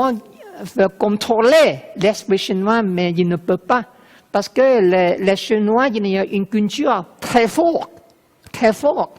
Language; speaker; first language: French; non-native, fluent; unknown